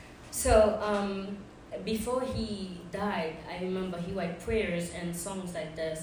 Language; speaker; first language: English; non-native, fluent; Haitian Creole